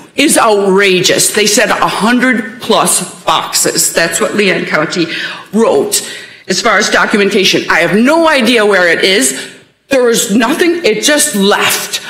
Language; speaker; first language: English; native; English